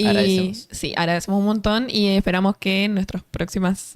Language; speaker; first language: Spanish; native; Spanish